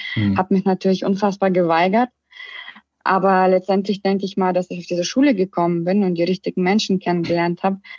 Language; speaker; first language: German; early bilingual, other home language; Russian